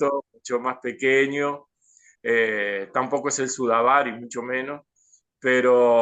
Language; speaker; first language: Spanish; native; Spanish